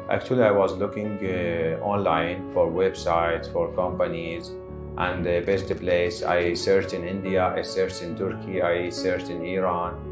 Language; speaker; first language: English; non-native, fluent; Arabic